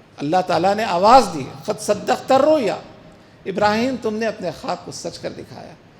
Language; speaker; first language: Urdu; native; Urdu